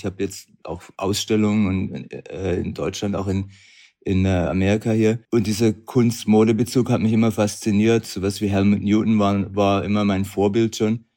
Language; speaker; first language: German; native; German